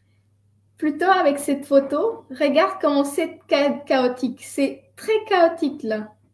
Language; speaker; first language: French; non-native, fluent; Spanish